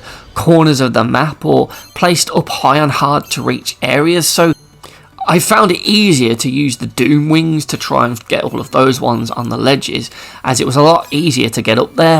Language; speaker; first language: English; native; English